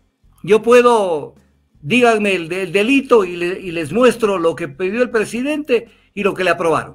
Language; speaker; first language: Spanish; native; Spanish